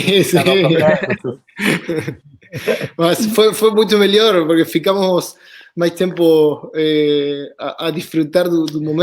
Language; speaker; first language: Portuguese; non-native, fluent; Spanish